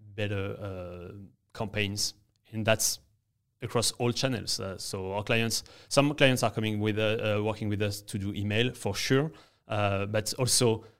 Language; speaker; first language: English; non-native, fluent; French